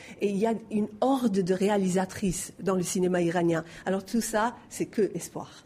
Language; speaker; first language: French; non-native, fluent; Persian